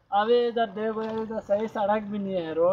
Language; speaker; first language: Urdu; non-native, local second language; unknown